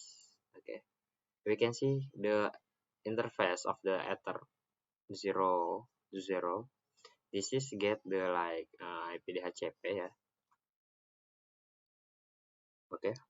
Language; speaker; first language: English; non-native, learner; Indonesian